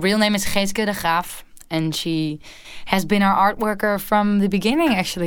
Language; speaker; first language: English; non-native, fluent; Dutch